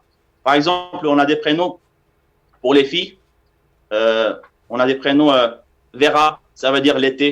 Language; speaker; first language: French; non-native, fluent; Albanian